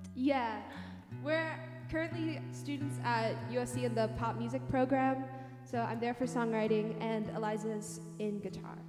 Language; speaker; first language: English; native; English